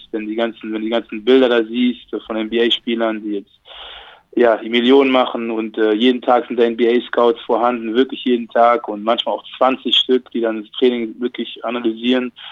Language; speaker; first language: German; early bilingual, other home language; French